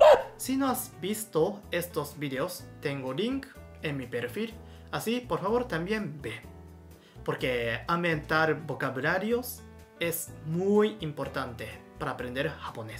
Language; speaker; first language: Spanish; non-native, fluent; Japanese